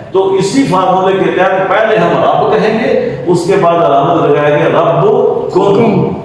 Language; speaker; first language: Urdu; native; Urdu